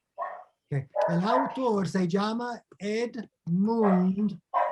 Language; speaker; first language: Spanish; non-native, fluent; English